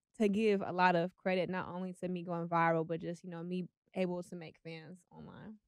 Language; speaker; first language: English; native; English